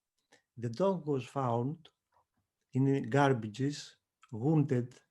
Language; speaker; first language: English; non-native, fluent; Greek